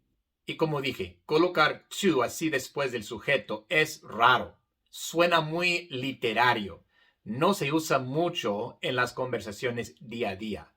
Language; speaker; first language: Spanish; non-native, fluent; English